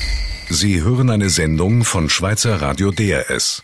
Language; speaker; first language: German; native; German